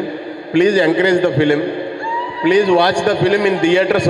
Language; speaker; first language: Tamil; non-native, learner; Telugu